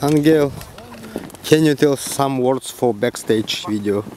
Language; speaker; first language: English; non-native, learner; Russian